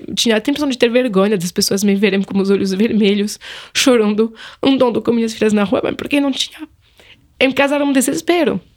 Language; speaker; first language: Portuguese; non-native, fluent; French